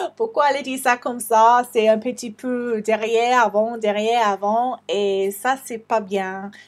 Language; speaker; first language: French; non-native, fluent; English